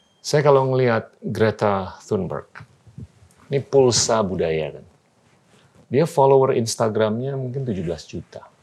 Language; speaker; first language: Indonesian; native; Indonesian